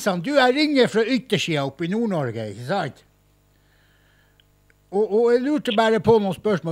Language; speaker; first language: Norwegian; native; Norwegian